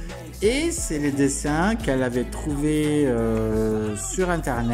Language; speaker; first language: French; native; French